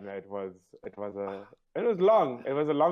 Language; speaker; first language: English; native; English